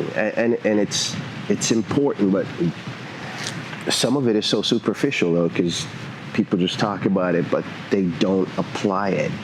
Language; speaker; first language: English; native; English